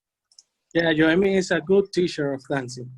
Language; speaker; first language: English; non-native, learner; Spanish